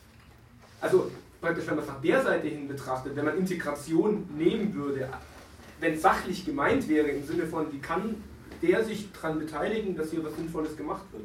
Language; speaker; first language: German; native; German